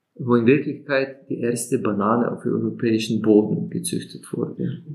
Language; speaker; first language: German; non-native, fluent; Slovenian